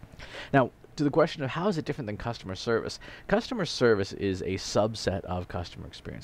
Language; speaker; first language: English; native; English